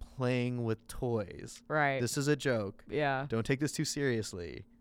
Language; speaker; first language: English; native; English